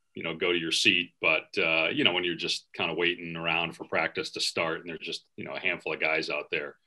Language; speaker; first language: English; native; English